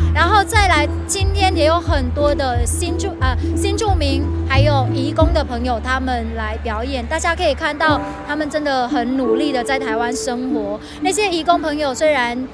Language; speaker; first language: Chinese; non-native, fluent; Vietnamese